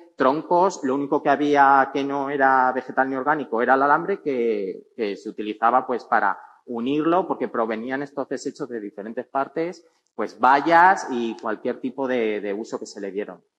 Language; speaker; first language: Spanish; native; Spanish